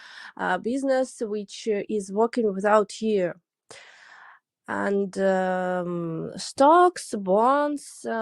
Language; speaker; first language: English; non-native, learner; Russian